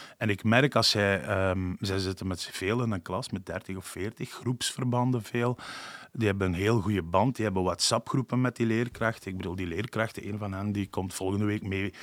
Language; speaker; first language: Dutch; non-native, local second language; Turkish